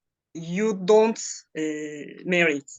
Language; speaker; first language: English; non-native, learner; Turkish